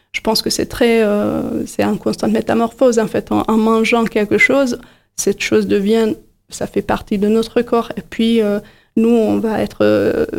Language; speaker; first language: French; non-native, fluent; Hungarian